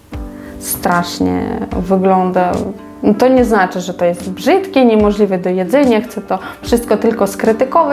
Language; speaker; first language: Polish; non-native, fluent; Ukrainian